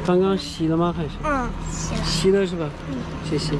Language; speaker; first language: Chinese; non-native, local second language; Uyghur